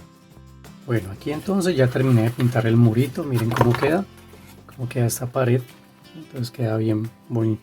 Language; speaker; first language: Spanish; native; Spanish